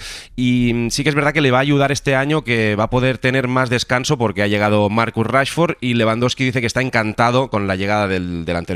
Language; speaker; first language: Spanish; native; Spanish